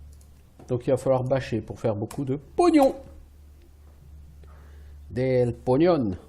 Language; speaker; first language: French; native; French